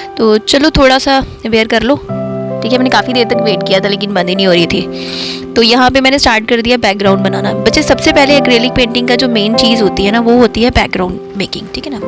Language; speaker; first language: Hindi; non-native, local second language; Dogri